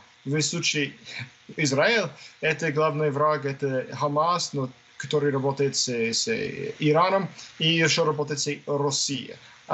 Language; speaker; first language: Russian; non-native, fluent; English